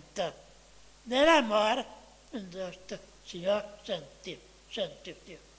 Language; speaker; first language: Italian; non-native, fluent; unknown